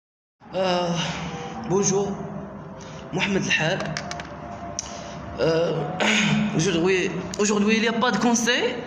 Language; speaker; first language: French; non-native, local second language; Arabic